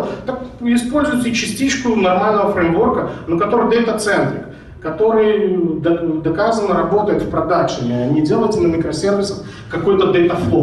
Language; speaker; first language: Russian; native; Russian